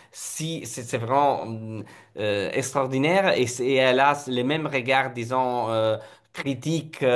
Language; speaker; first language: French; non-native, fluent; Italian